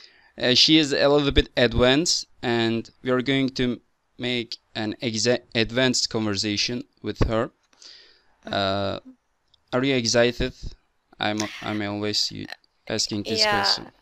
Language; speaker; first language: English; non-native, fluent; Turkish